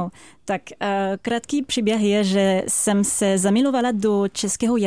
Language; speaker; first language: Czech; non-native, fluent; French